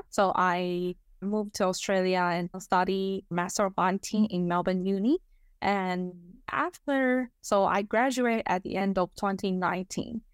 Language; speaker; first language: English; non-native, fluent; Chinese